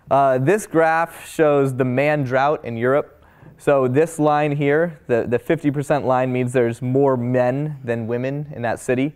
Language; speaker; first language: English; native; English